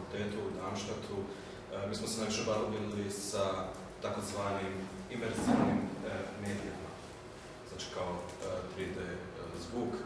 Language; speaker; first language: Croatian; early bilingual, heritage; German